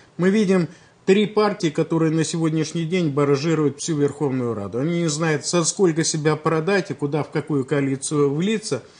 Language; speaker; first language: Russian; native; Russian